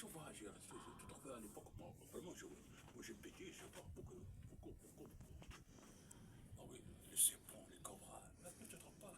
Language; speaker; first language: French; non-native, local second language; Arabic